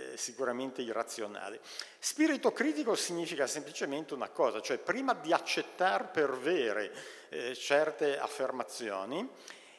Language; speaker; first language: Italian; native; Italian